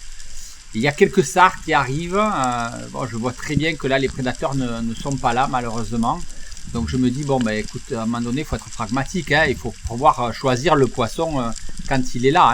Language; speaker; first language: French; native; French